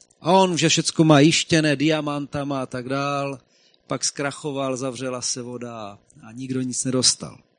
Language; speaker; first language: Czech; native; Czech